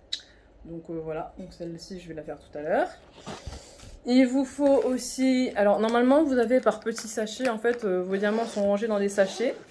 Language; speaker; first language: French; native; French